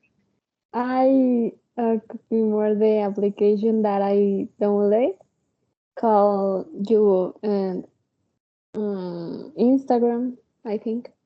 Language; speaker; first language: English; non-native, learner; Spanish